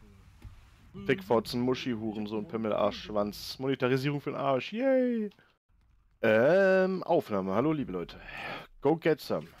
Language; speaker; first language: German; native; German